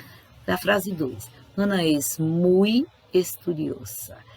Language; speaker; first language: Spanish; non-native, fluent; Portuguese